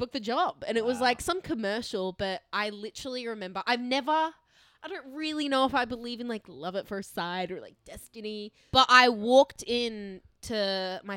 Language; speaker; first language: English; native; English